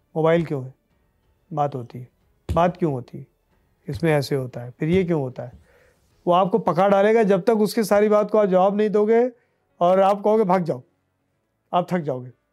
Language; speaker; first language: Hindi; native; Hindi